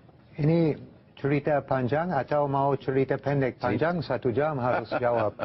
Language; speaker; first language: Indonesian; non-native, fluent; English